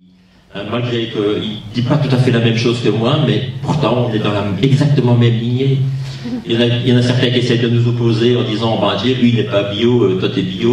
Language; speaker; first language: French; native; French